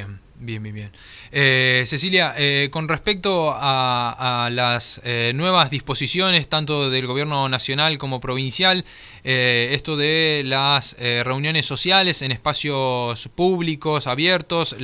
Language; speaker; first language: Spanish; native; Spanish